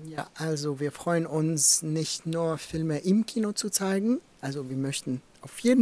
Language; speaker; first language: German; non-native, fluent; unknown